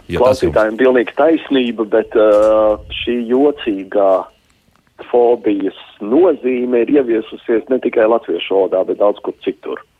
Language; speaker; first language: Latvian; native; Latvian